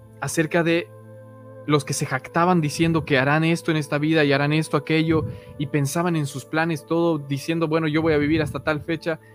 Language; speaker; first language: Spanish; native; Spanish